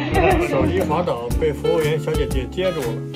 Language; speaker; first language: Chinese; native; Chinese